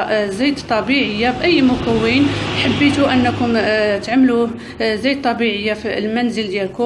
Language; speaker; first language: Arabic; native; Arabic